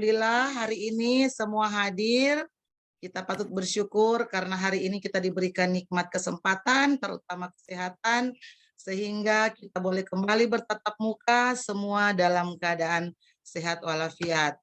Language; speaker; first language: Indonesian; native; Indonesian